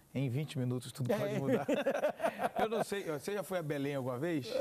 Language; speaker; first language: Portuguese; native; Portuguese